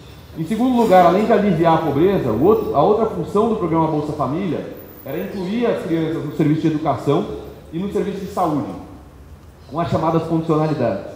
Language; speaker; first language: Portuguese; native; Portuguese